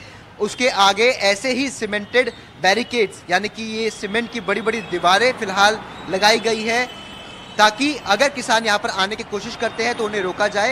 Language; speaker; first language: Hindi; native; Hindi